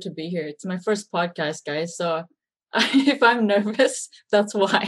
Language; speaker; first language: English; early bilingual, other home language; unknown